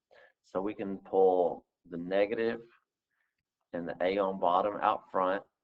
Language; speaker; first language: English; native; English